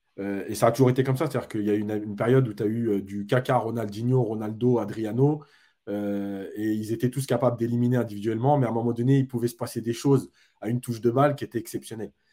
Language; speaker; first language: French; native; French